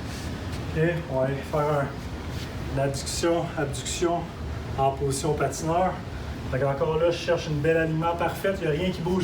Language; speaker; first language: French; native; French